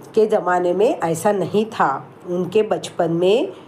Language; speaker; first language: Hindi; non-native, local second language; Marathi